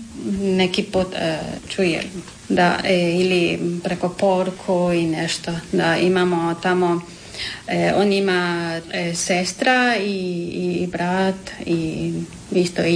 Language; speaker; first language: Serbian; non-native, learner; Spanish